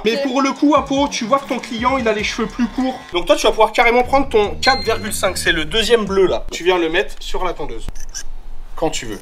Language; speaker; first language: French; native; French